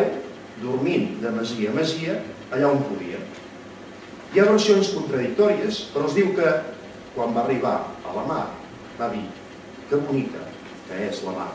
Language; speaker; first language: Catalan; native; Catalan